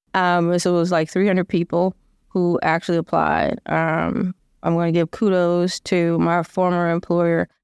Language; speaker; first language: English; native; English